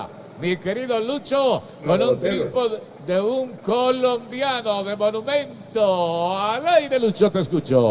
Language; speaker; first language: Spanish; native; Spanish